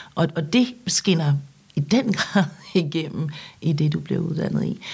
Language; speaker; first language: Danish; early bilingual, other home language; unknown